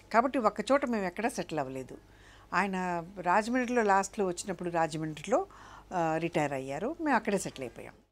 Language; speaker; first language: Telugu; non-native, local second language; Urdu